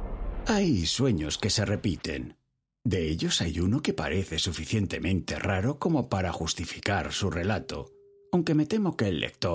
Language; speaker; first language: Spanish; native; Spanish